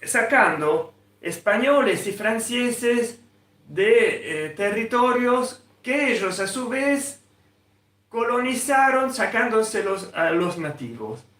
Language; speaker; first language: Spanish; non-native, fluent; Italian